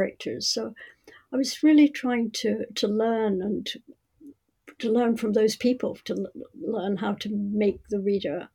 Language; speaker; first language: English; native; English